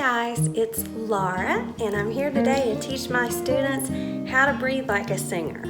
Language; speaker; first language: English; native; English